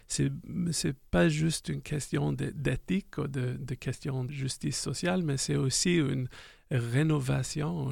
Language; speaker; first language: French; non-native, fluent; English